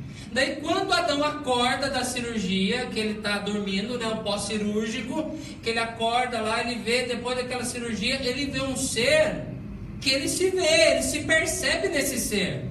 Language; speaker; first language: Portuguese; native; Portuguese